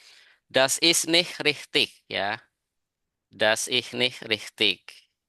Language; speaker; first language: German; non-native, fluent; Indonesian